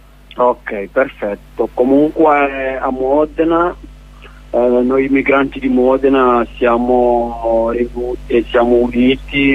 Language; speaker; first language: Italian; non-native, learner; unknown